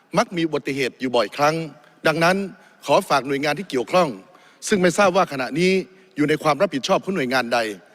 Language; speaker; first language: Thai; native; Thai